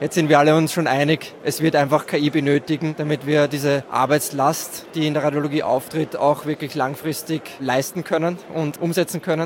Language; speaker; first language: German; native; German